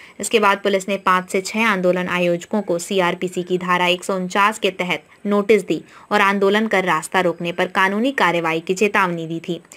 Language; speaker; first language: Hindi; non-native, local second language; Marathi